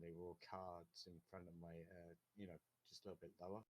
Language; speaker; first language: English; native; English